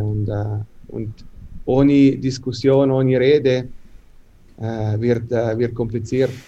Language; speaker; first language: German; non-native, local second language; Italian